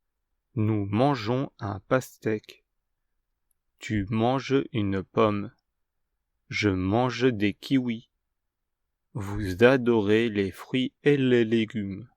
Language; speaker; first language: French; non-native, fluent; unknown